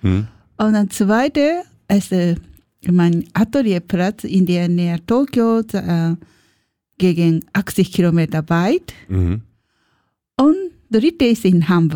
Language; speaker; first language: German; non-native, learner; Japanese